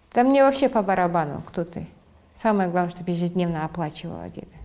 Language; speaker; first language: Russian; non-native, local second language; Kazakh